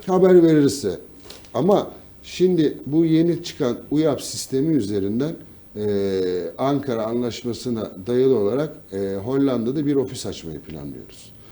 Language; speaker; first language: Turkish; native; Turkish